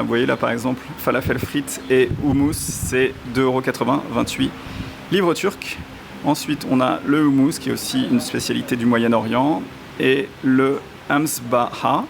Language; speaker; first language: French; native; French